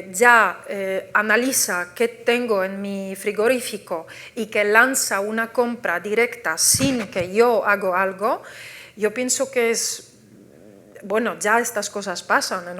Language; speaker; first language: Spanish; non-native, fluent; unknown